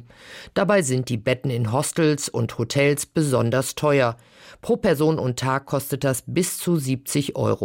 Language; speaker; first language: German; native; German